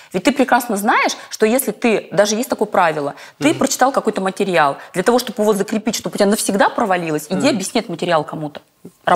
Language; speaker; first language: Russian; native; Russian